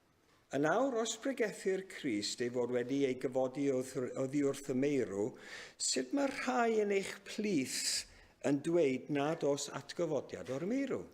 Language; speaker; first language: Welsh; native; Welsh